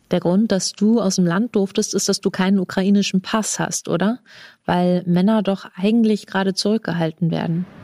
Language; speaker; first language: German; native; German